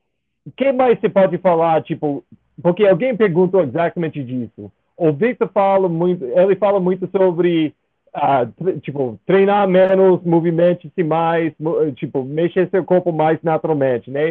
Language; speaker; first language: Portuguese; non-native, fluent; English